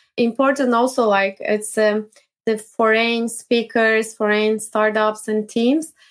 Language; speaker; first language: English; non-native, fluent; Turkish